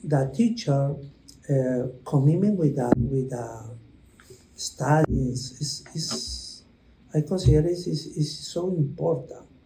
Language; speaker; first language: English; non-native, learner; Spanish